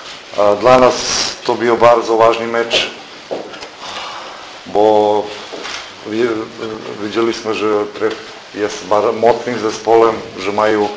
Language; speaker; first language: Polish; non-native, fluent; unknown